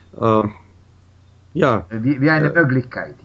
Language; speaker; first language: German; non-native, learner; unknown